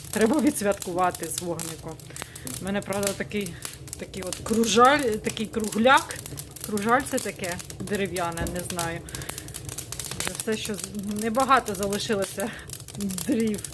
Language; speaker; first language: Ukrainian; non-native, local second language; Russian